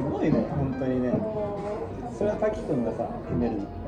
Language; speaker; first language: Japanese; native; Japanese